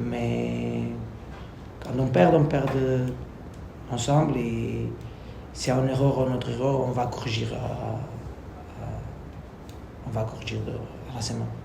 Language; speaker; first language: French; non-native, learner; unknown